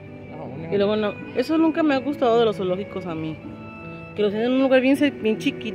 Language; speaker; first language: Spanish; native; Spanish